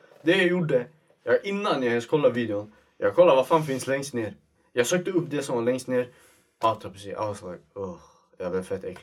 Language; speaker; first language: Swedish; native; Swedish